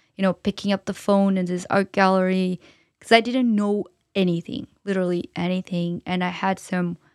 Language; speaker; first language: English; non-native, fluent; Portuguese